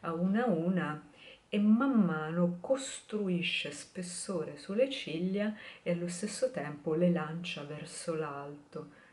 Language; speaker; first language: Italian; native; Italian